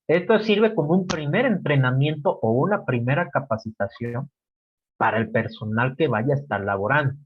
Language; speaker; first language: Spanish; native; Spanish